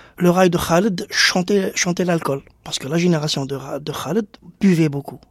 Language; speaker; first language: French; non-native, local second language; Arabic